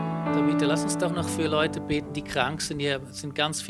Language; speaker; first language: German; native; German